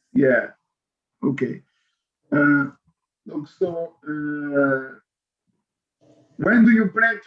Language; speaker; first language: English; non-native, learner; French